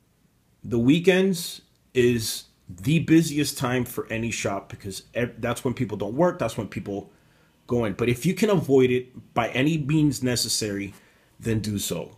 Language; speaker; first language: English; native; English